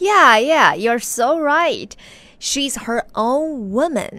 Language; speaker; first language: English; non-native, fluent; Chinese